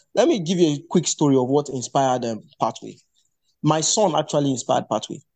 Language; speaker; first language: English; non-native, local second language; Yoruba